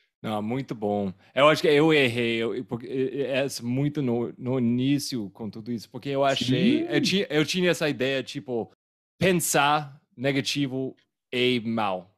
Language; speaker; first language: Portuguese; non-native, fluent; English